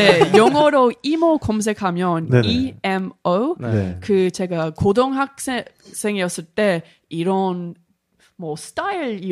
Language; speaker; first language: Korean; non-native, learner; English